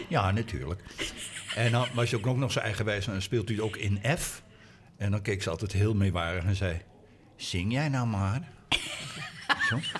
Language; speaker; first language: Dutch; native; Dutch